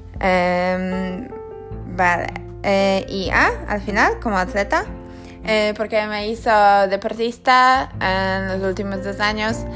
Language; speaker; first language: Spanish; non-native, learner; Polish